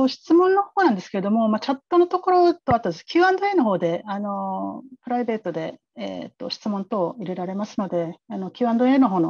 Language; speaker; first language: Japanese; native; Japanese